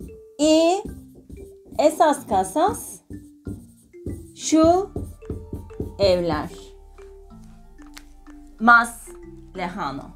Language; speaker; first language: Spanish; non-native, fluent; Turkish